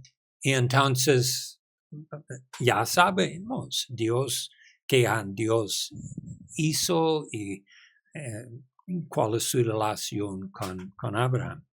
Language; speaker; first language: Spanish; non-native, learner; English